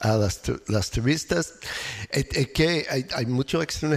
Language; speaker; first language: Spanish; non-native, learner; English